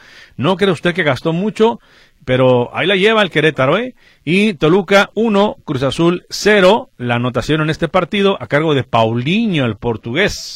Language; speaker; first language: Spanish; native; Spanish